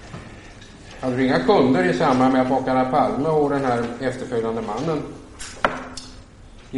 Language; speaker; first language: Swedish; native; Swedish